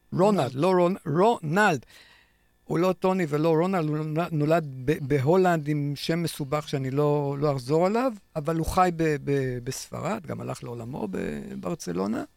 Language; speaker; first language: Hebrew; native; Hebrew